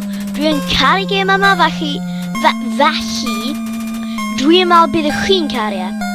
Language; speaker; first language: Welsh; non-native, local second language; English